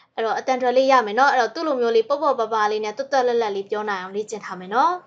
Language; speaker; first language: Burmese; native; Burmese